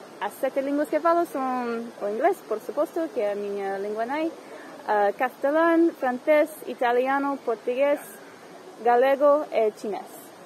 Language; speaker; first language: Galician; non-native, fluent; English